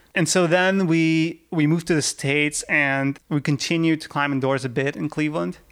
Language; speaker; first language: English; early bilingual, other home language; Russian